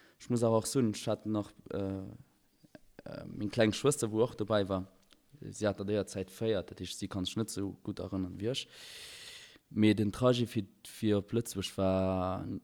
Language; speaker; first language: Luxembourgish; early bilingual, other home language; Albanian